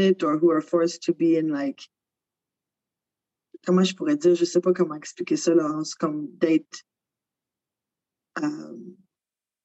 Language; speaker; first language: English; early bilingual, other home language; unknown